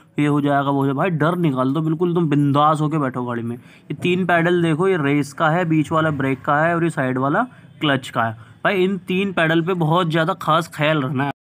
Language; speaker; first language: Hindi; native; Hindi